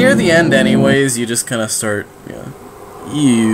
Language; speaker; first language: English; native; English